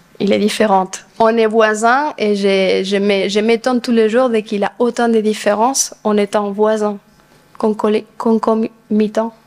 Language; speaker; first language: French; non-native, fluent; Spanish